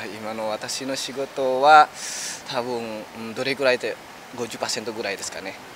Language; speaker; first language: Japanese; non-native, fluent; Indonesian